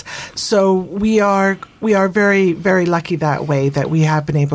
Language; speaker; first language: English; native; English